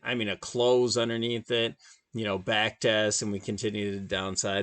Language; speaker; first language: English; native; English